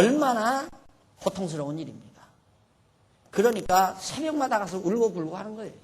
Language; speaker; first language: Korean; native; Korean